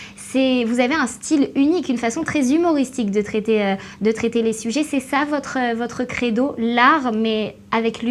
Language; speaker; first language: French; native; French